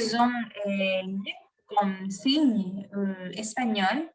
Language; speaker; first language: French; non-native, learner; Spanish